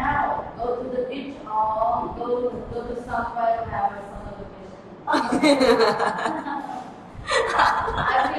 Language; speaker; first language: English; non-native, learner; Vietnamese